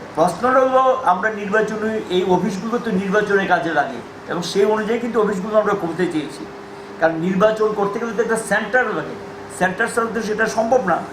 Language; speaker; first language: Bangla; native; Bangla